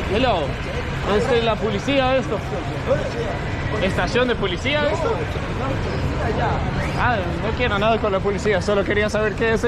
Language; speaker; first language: Spanish; non-native, learner; English